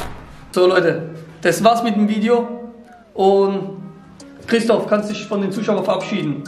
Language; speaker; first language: German; native; German